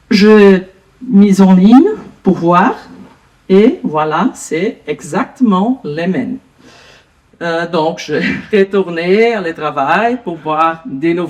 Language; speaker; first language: French; non-native, learner; Portuguese